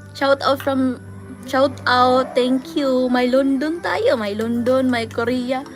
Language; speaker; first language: Filipino; non-native, local second language; Cebuano